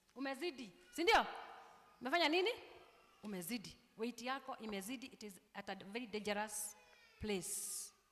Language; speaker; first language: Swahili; non-native, local second language; Kikuyu